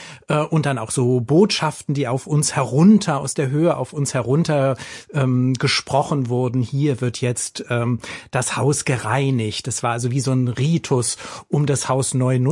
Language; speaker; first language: German; native; German